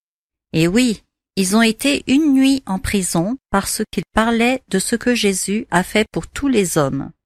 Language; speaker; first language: French; native; French